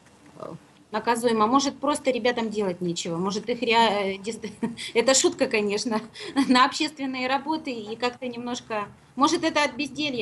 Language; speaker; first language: Russian; native; Russian